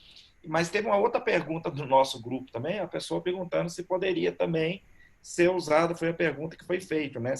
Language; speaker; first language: Portuguese; native; Portuguese